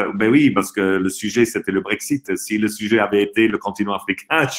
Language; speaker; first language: French; non-native, fluent; English